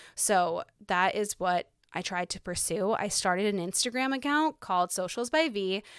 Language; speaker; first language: English; early bilingual, other home language; Ukrainian